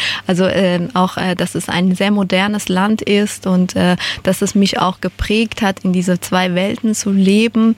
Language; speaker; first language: German; non-native, fluent; Persian